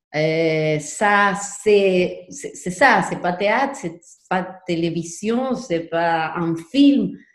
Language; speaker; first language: French; non-native, learner; Spanish